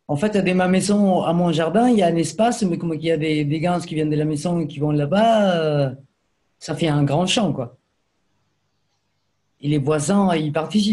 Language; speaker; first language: French; native; French